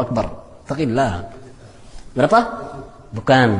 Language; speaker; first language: Indonesian; non-native, fluent; Arabic